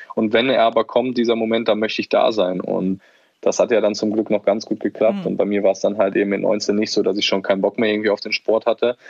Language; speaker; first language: German; native; German